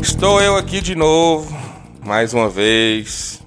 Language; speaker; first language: Portuguese; native; Portuguese